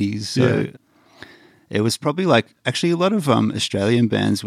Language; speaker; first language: English; native; English